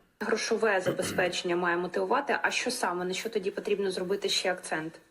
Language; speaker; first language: Ukrainian; native; Ukrainian